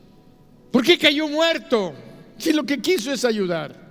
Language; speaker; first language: Spanish; native; Spanish